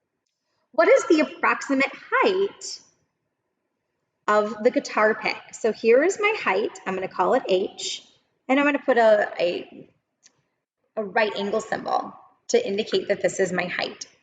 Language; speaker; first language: English; native; English